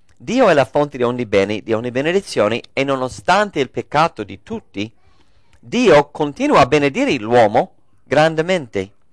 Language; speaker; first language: Italian; non-native, fluent; English